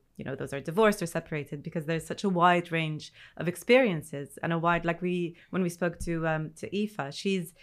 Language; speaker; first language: English; non-native, fluent; Arabic